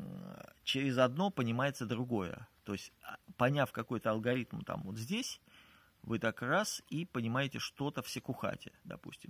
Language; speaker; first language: Russian; native; Russian